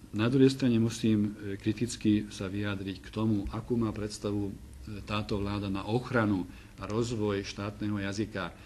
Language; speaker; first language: Slovak; non-native, local second language; Hungarian